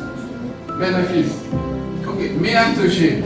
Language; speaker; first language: French; non-native, learner; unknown